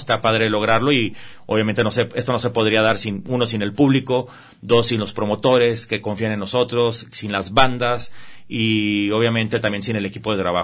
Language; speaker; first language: Spanish; native; Spanish